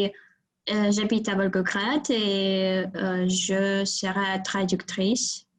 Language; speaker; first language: French; non-native, learner; Russian